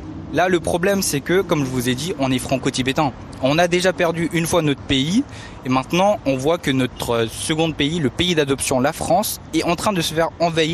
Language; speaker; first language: French; early bilingual, other home language; Tibetan